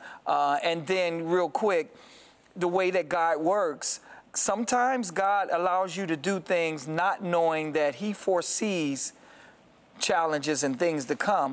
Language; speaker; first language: English; native; English